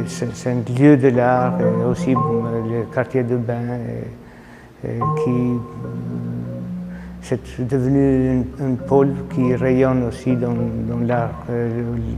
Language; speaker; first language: French; non-native, fluent; Albanian